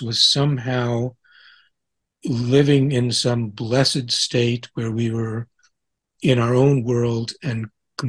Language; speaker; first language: English; native; English